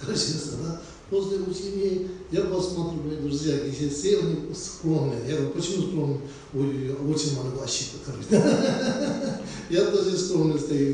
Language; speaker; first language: Russian; non-native, learner; Tibetan